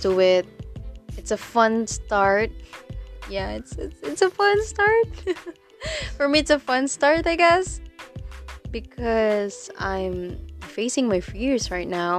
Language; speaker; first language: English; non-native, local second language; Filipino